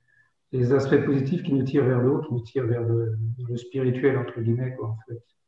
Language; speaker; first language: French; native; French